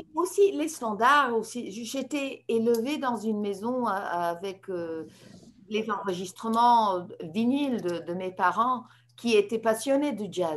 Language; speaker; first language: French; non-native, fluent; English